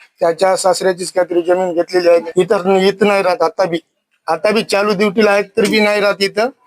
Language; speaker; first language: Marathi; non-native, local second language; Lambadi